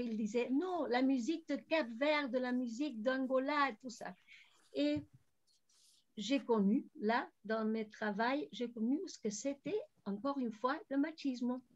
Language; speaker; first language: French; non-native, fluent; Spanish